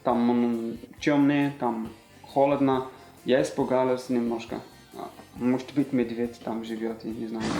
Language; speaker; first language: Russian; non-native, learner; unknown